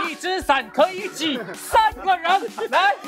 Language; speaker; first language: Chinese; native; Chinese